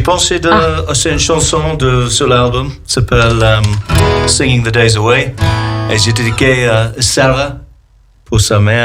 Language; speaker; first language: French; non-native, fluent; English